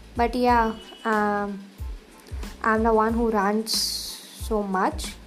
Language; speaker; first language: English; non-native, local second language; Hindi